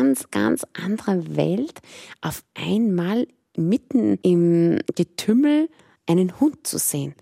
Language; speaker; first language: German; early bilingual, other home language; Persian